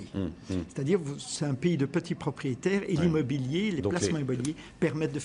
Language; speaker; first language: French; native; French